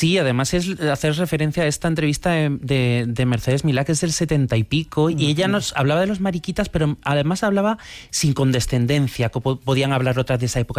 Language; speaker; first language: Spanish; native; Spanish